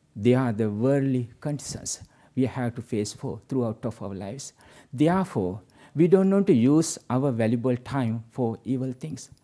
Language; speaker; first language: English; non-native, local second language; Sinhala